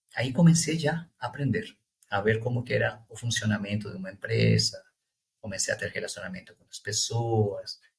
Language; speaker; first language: Portuguese; non-native, fluent; Spanish